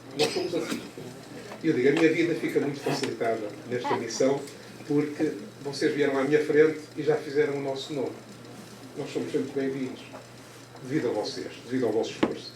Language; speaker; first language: Portuguese; native; Portuguese